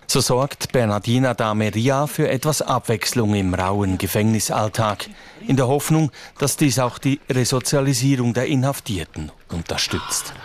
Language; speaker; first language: German; native; German